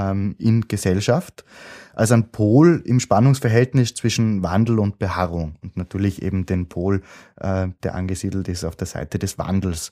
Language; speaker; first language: German; native; German